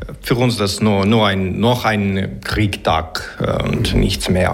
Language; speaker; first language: German; non-native, learner; Ukrainian